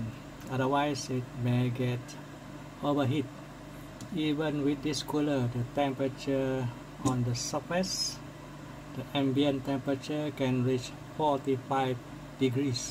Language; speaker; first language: English; non-native, fluent; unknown